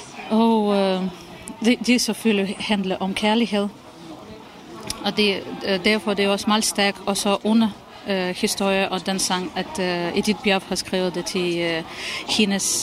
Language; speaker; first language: Danish; non-native, fluent; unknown